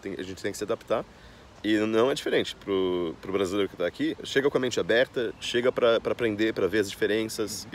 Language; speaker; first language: Portuguese; native; Portuguese